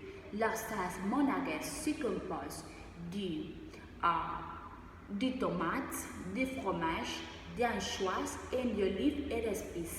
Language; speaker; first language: French; non-native, learner; Spanish